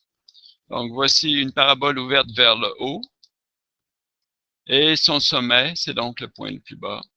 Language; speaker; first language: French; native; French